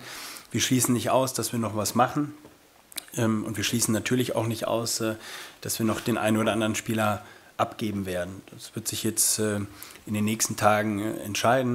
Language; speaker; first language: German; native; German